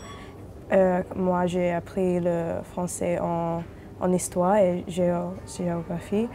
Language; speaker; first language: French; non-native, fluent; English